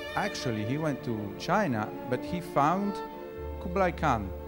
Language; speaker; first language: English; non-native, fluent; Italian